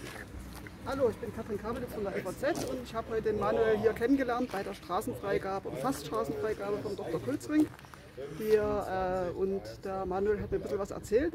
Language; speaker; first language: German; native; German